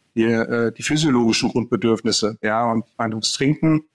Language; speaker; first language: German; native; German